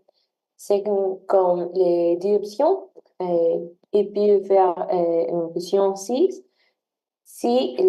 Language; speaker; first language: French; non-native, learner; Spanish